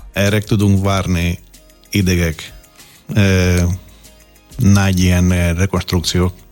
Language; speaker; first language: Hungarian; non-native, learner; Greek